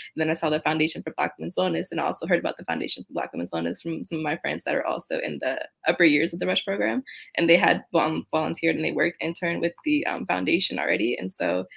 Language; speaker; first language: English; native; English